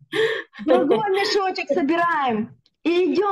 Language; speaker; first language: Russian; native; Russian